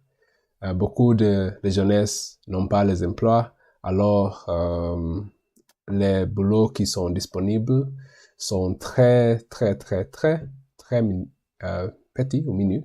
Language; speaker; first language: French; non-native, learner; English